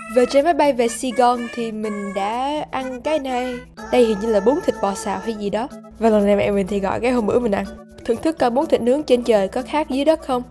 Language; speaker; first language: Vietnamese; early bilingual, heritage; Vietnamese